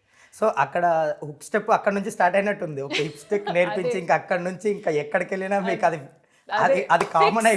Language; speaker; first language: Telugu; native; Telugu